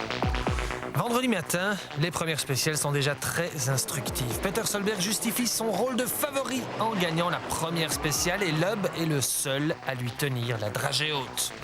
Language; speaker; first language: French; native; French